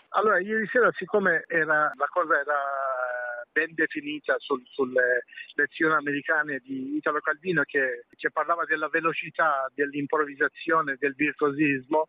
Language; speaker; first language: Italian; non-native, fluent; Persian